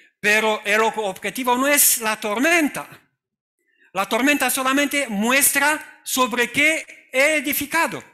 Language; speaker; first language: Spanish; non-native, fluent; Romanian